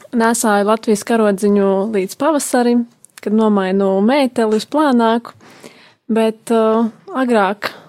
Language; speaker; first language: Latvian; native; Latvian